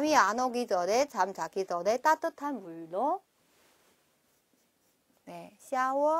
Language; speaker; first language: Korean; non-native, fluent; Chinese